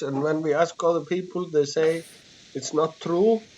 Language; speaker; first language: English; non-native, fluent; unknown